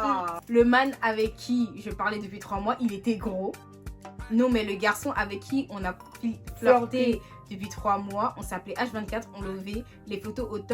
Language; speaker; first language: French; native; French